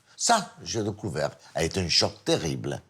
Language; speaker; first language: French; non-native, fluent; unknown